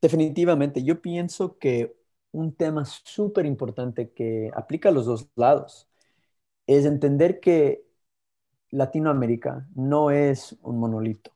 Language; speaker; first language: Spanish; early bilingual, heritage; Spanish